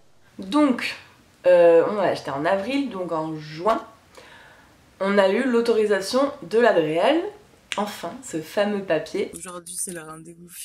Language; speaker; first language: French; native; French